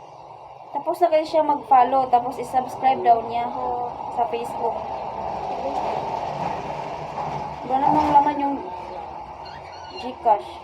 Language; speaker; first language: Filipino; non-native, local second language; Cebuano